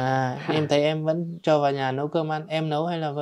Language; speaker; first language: Vietnamese; native; Vietnamese